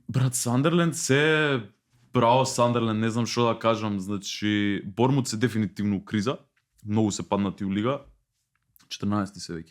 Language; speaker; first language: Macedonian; native; Macedonian